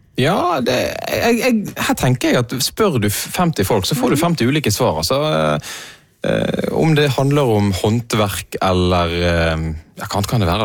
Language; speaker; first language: Norwegian; native; Norwegian